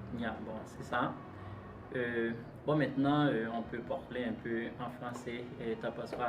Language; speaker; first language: French; non-native, local second language; Haitian Creole